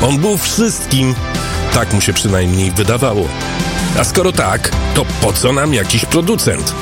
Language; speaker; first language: Polish; native; Polish